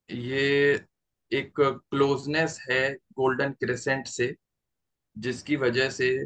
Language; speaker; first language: Hindi; native; Hindi